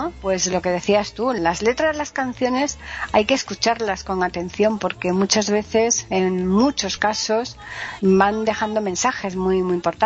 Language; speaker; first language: Spanish; native; Spanish